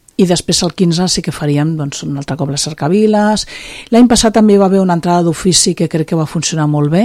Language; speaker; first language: Catalan; native; Catalan